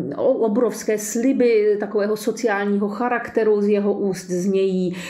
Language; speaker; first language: Czech; native; Czech